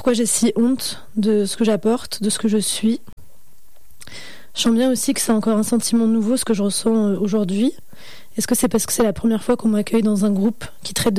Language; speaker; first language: French; non-native, local second language; Arabic